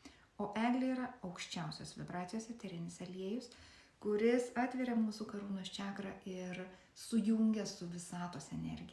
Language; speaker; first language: Lithuanian; native; Lithuanian